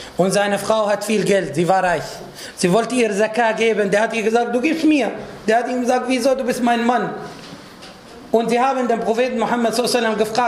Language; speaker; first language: German; non-native, fluent; Arabic